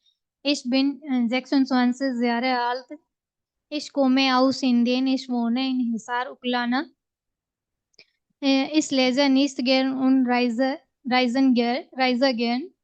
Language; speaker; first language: German; non-native, learner; Hindi